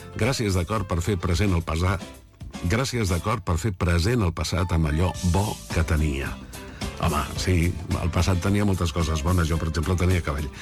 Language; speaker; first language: Catalan; native; Catalan